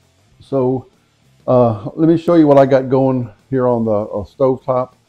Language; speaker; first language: English; native; English